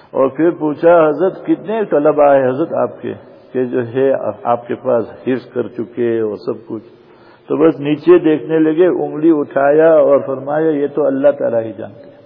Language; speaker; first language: Urdu; non-native, fluent; Gujarati